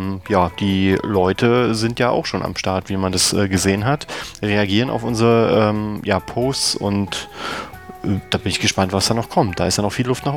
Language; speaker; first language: German; native; German